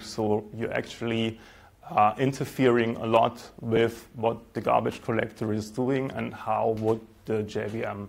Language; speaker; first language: English; non-native, fluent; German